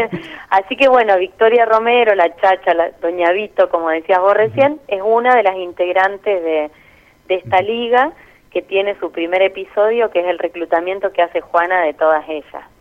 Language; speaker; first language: Spanish; native; Spanish